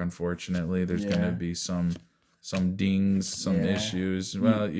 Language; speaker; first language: English; native; English